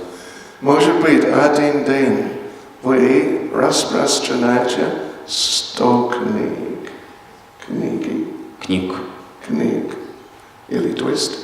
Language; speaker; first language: Russian; non-native, learner; English